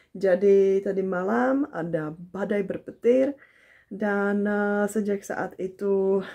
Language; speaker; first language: Indonesian; non-native, fluent; Czech